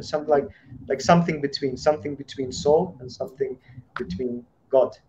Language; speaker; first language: English; non-native, fluent; Slovak